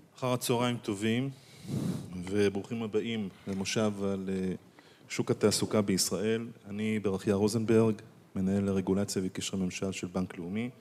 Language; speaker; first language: Hebrew; native; Hebrew